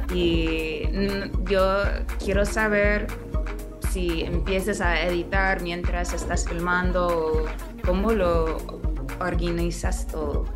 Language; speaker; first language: Spanish; non-native, fluent; English